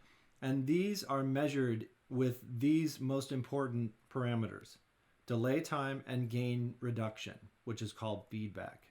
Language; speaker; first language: English; native; English